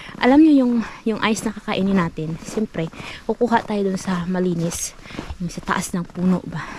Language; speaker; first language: Filipino; non-native, local second language; Hiligaynon